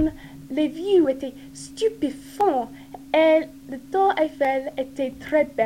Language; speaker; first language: French; non-native, learner; English